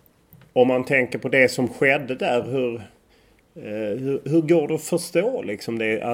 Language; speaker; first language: Swedish; native; Swedish